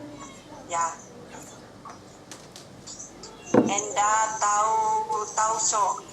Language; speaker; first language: English; non-native, learner; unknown